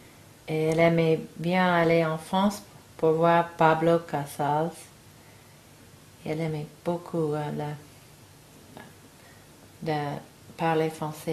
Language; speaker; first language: French; non-native, learner; English